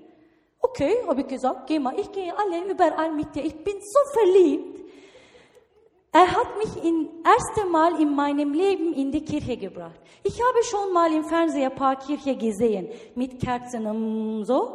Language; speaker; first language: German; non-native, learner; Turkish